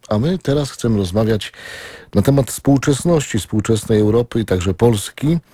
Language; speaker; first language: Polish; native; Polish